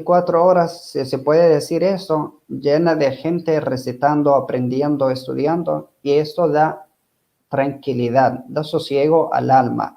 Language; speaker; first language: Spanish; non-native, fluent; Arabic